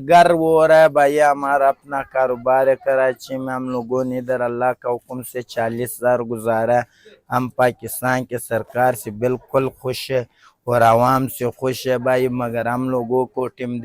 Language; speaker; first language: Hindi; non-native, local second language; Pashto